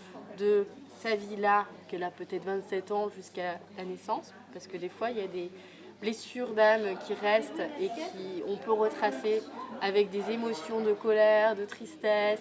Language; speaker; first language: French; native; French